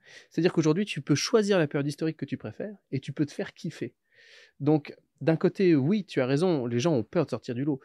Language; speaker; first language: French; native; French